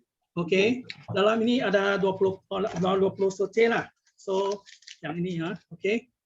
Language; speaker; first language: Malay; non-native, local second language; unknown